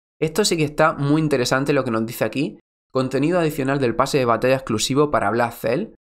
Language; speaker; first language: Spanish; native; Spanish